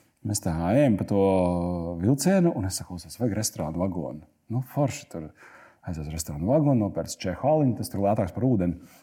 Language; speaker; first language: Latvian; native; Latvian